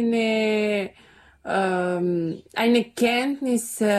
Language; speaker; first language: German; non-native, learner; Serbian